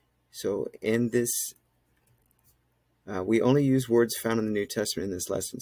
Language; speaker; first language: English; native; English